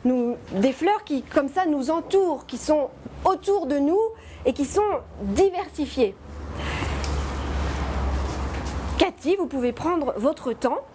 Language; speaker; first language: French; native; French